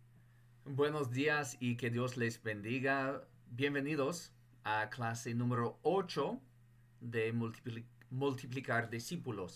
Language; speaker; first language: Spanish; non-native, fluent; English